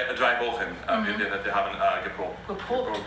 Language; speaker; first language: German; non-native, fluent; English